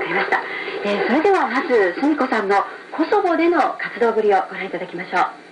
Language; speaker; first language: Japanese; native; Japanese